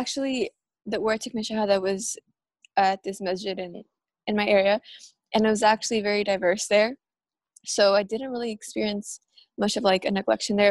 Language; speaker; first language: English; early bilingual, other home language; Spanish